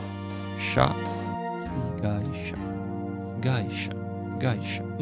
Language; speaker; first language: Japanese; non-native, learner; English